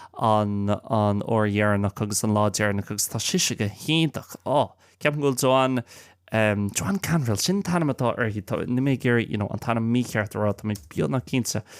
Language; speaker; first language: Irish; non-native, local second language; English